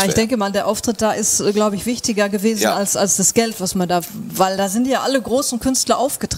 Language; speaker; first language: German; native; German